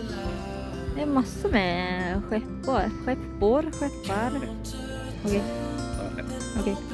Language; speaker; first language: Swedish; non-native, learner; Japanese